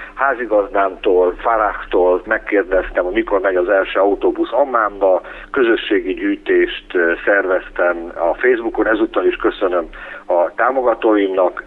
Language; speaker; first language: Hungarian; native; Hungarian